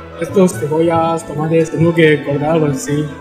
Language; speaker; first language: Spanish; non-native, learner; Chinese